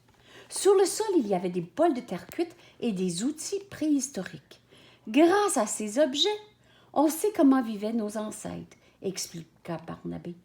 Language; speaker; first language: French; native; French